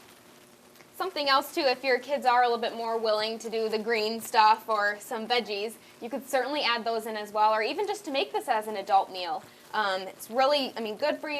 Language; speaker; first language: English; native; English